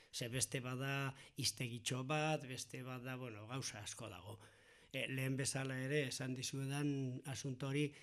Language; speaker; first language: Basque; non-native, local second language; Spanish